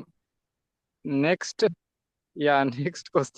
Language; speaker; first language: English; non-native, learner; Santali